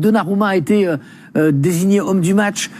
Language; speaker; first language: French; native; French